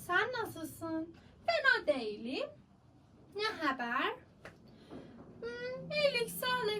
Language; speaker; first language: Turkish; non-native, learner; Persian